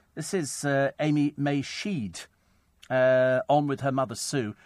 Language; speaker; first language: English; native; English